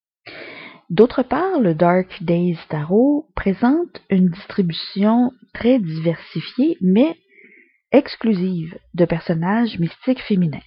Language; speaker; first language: French; native; French